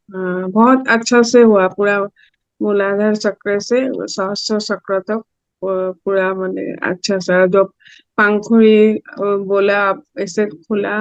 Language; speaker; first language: Hindi; non-native, local second language; Assamese